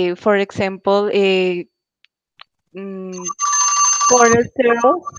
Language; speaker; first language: English; non-native, learner; Spanish